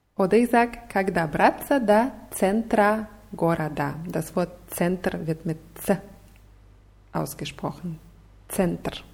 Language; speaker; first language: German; non-native, fluent; Russian